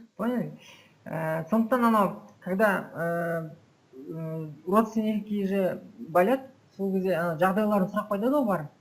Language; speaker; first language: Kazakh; native; Kazakh